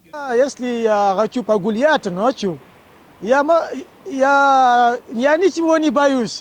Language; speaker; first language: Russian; non-native, learner; Romanian